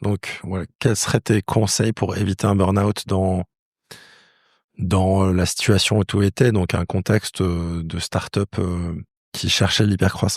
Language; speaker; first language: French; native; French